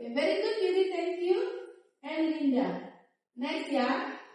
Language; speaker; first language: English; non-native, fluent; Indonesian